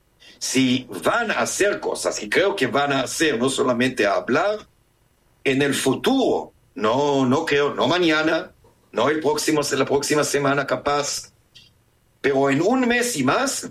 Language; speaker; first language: Spanish; non-native, fluent; Hebrew